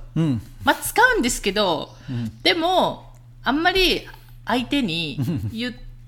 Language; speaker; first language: Japanese; native; Japanese